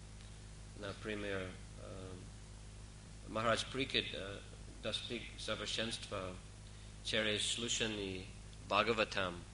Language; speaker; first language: Russian; non-native, fluent; English